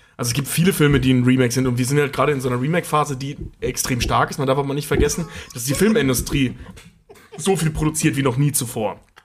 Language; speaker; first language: German; native; German